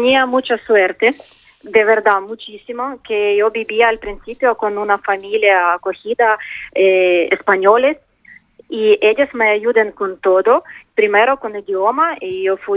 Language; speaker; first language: Spanish; non-native, learner; Ukrainian